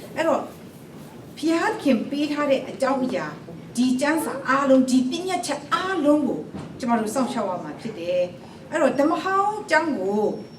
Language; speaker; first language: Burmese; non-native, local second language; Kachin